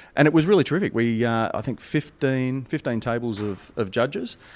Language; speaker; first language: English; native; English